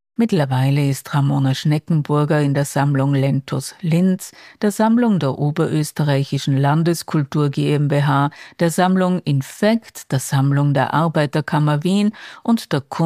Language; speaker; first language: German; native; German